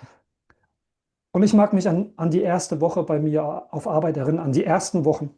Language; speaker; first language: German; native; German